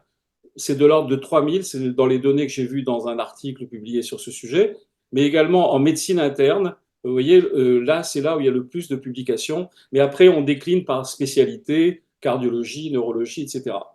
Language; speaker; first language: French; native; French